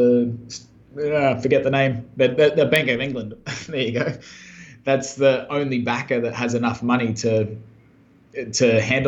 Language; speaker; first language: English; native; English